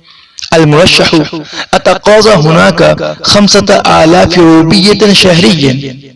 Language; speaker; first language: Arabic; non-native, fluent; Urdu